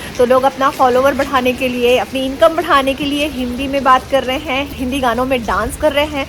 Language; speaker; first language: Hindi; native; Hindi